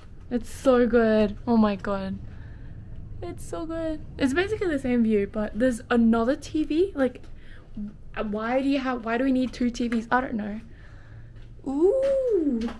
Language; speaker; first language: English; non-native, fluent; Korean